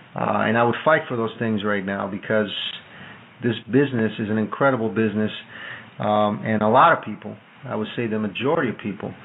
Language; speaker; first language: English; non-native, fluent; Italian